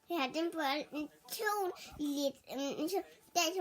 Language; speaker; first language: Danish; early bilingual, other home language; Vietnamese